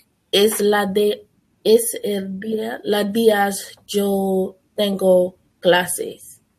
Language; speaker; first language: Spanish; non-native, learner; English